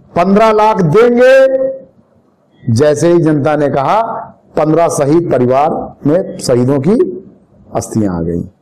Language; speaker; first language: Hindi; native; Hindi